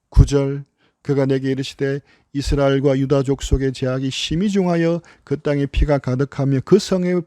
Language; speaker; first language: Korean; native; Korean